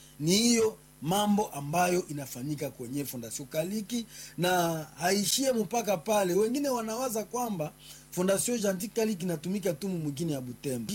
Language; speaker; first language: Swahili; non-native, local second language; Nande